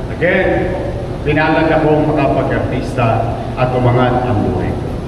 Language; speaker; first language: Filipino; native; Filipino